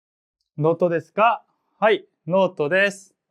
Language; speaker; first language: Japanese; non-native, fluent; Korean